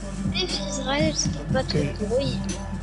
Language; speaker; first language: French; native; French